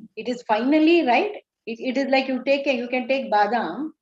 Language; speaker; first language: English; non-native, local second language; Kannada